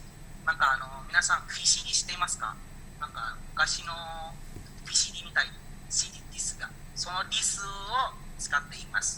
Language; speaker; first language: Japanese; non-native, learner; Indonesian